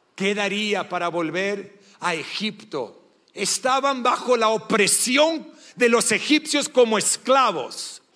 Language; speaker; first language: Spanish; non-native, fluent; English